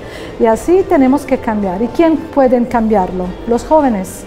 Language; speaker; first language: Spanish; non-native, fluent; Italian